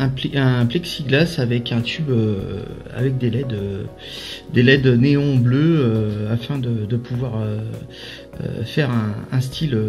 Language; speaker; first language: French; native; French